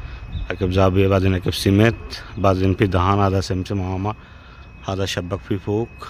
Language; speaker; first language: Arabic; non-native, learner; Bangla